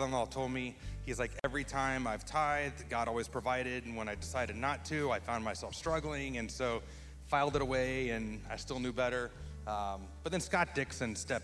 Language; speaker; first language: English; native; English